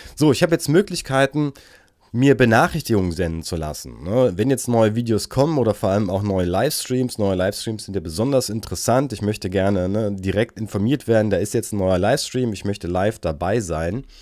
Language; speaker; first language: German; native; German